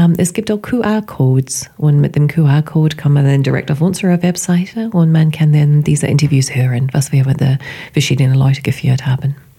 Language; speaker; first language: German; non-native, fluent; English